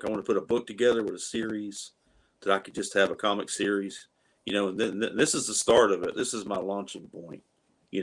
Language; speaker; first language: English; native; English